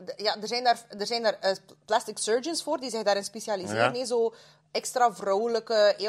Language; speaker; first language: Dutch; non-native, fluent; Russian